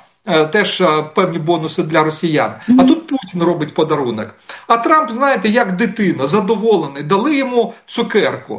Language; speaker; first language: Ukrainian; native; Ukrainian